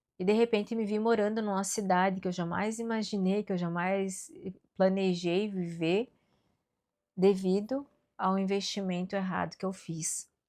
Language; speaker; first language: Portuguese; native; Portuguese